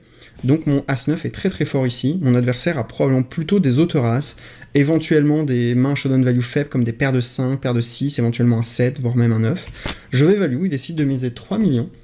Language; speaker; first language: French; native; French